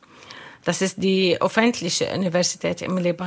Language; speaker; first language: German; non-native, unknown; Arabic